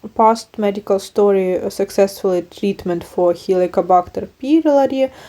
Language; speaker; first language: English; non-native, learner; Ukrainian